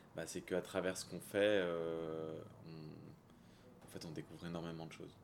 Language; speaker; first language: French; native; French